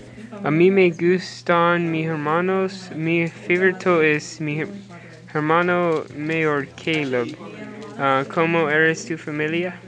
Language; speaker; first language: Spanish; non-native, learner; English